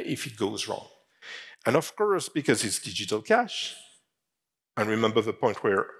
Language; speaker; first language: English; non-native, fluent; French